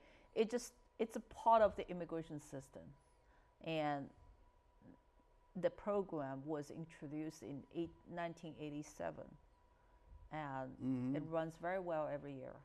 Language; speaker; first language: English; non-native, fluent; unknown